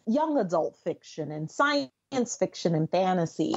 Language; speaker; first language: English; native; English